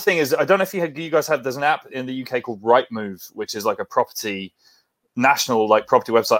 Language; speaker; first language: English; native; English